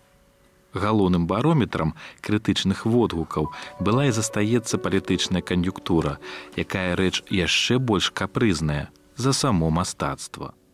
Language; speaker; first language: Belarusian; native; Belarusian